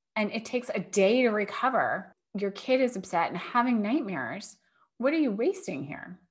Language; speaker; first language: English; native; English